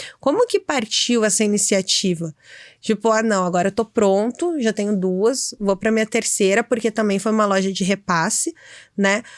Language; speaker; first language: Portuguese; native; Portuguese